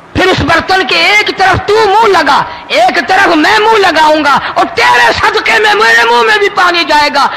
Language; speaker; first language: Urdu; non-native, local second language; Punjabi